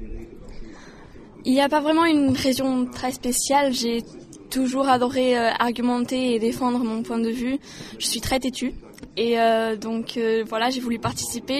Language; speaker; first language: French; non-native, fluent; Portuguese